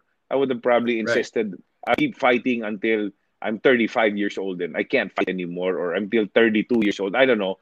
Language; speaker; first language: English; non-native, local second language; Hiligaynon